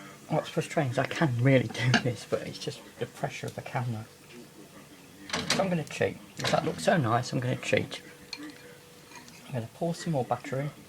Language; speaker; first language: English; native; English